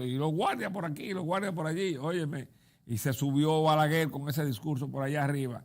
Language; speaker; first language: Spanish; native; Spanish